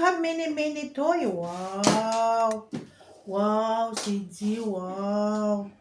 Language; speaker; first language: English; non-native, learner; Filipino